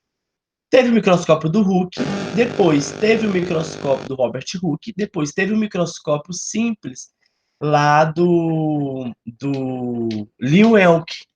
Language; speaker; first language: Portuguese; native; Portuguese